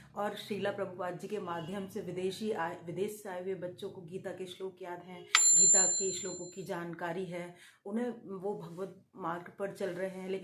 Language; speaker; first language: Hindi; native; Hindi